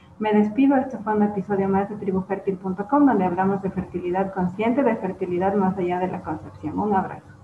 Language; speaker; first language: Spanish; native; Spanish